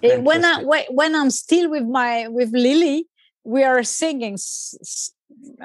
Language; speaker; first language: English; non-native, learner; French